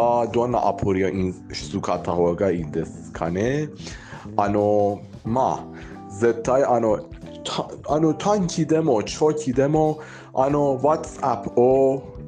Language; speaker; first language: Japanese; non-native, learner; Persian